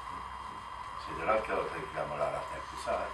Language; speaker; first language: French; native; French